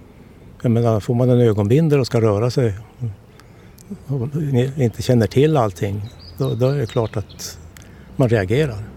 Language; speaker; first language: Swedish; native; Swedish